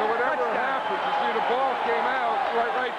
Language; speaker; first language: English; native; English